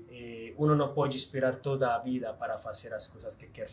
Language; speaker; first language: Portuguese; non-native, fluent; Spanish